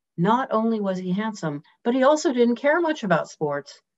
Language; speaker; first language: English; native; English